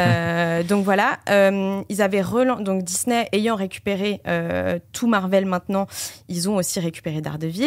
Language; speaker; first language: French; native; French